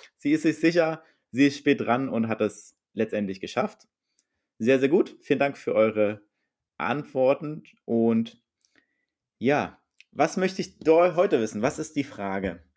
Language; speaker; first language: German; native; German